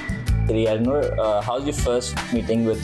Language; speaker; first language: English; non-native, local second language; Urdu